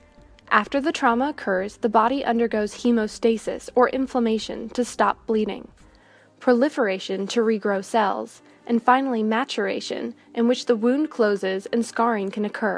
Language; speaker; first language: English; native; English